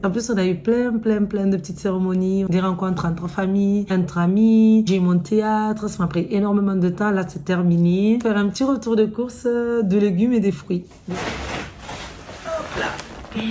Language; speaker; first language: French; native; French